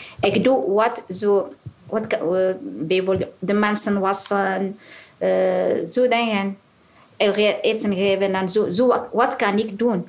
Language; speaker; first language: Dutch; non-native, learner; Arabic